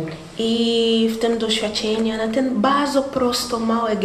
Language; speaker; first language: Polish; non-native, learner; Portuguese